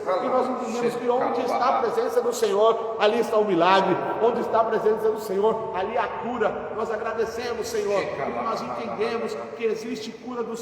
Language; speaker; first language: Portuguese; native; Portuguese